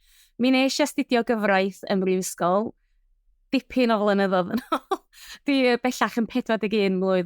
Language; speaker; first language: Welsh; native; Welsh